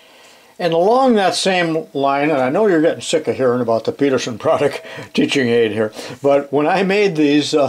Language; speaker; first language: English; native; English